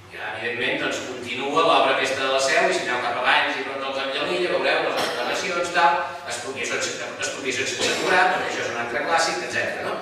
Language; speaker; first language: Catalan; native; Catalan